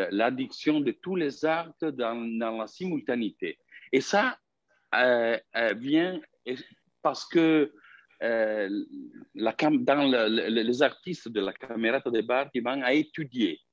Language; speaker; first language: French; non-native, fluent; Italian